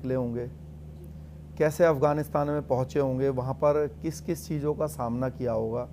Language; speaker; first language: Hindi; native; Hindi